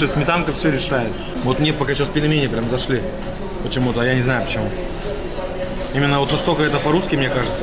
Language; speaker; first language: Russian; native; Russian